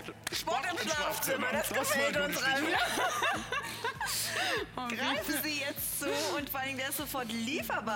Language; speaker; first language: German; native; German